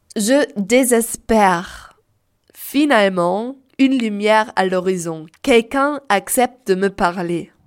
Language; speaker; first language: French; native; French